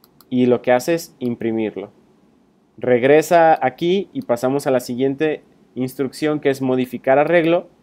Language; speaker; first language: Spanish; native; Spanish